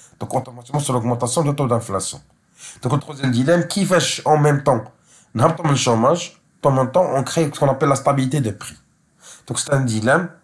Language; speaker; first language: French; non-native, local second language; Arabic